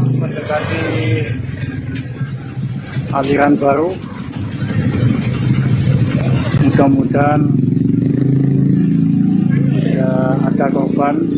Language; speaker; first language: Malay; non-native, local second language; Javanese